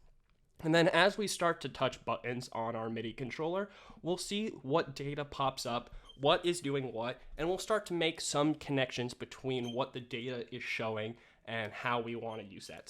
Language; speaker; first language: English; native; English